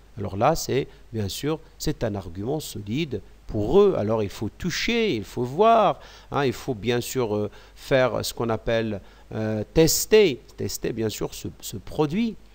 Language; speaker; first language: French; non-native, local second language; Arabic